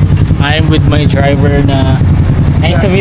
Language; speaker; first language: English; non-native, local second language; Filipino